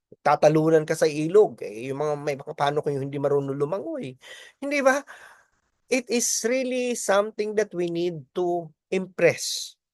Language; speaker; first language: Filipino; non-native, local second language; Bikol